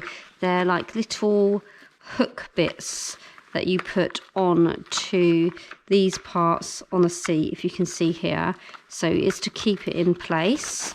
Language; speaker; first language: English; native; English